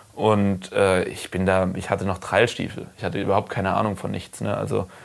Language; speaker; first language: German; native; German